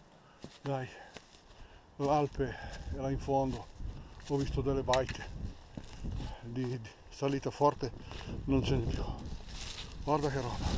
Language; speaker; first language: Italian; native; Italian